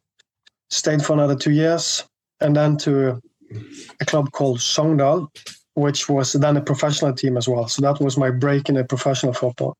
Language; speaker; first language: English; non-native, fluent; Norwegian